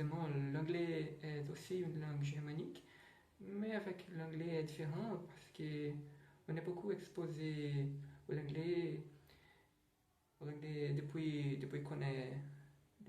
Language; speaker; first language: French; non-native, learner; Portuguese